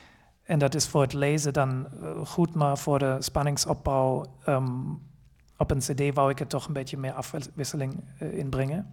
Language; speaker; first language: Dutch; non-native, fluent; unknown